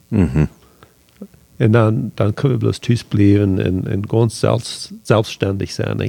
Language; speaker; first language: German; non-native, learner; Low German